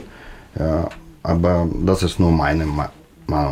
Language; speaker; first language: German; non-native, learner; Russian